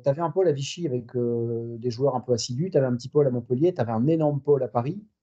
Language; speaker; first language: French; native; French